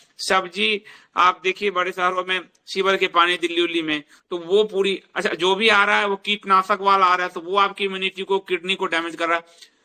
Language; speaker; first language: Hindi; native; Hindi